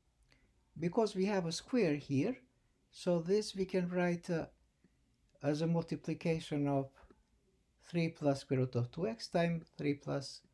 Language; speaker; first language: English; non-native, fluent; Albanian